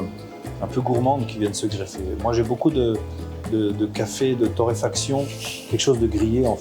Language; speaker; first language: French; native; French